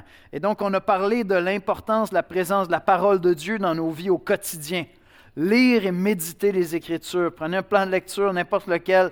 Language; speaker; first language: French; native; French